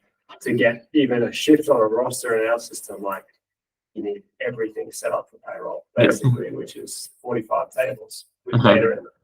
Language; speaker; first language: English; native; English